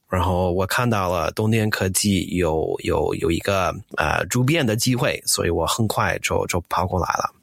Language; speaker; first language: Chinese; non-native, fluent; English